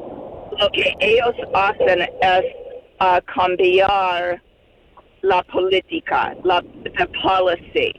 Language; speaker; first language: Spanish; non-native, fluent; English